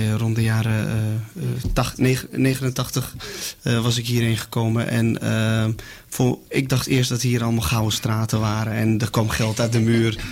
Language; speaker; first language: Dutch; early bilingual, other home language; Kurdish